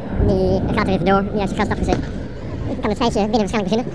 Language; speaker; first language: Dutch; native; Dutch